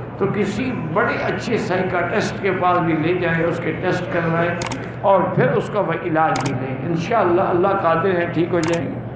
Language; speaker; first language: Urdu; native; Urdu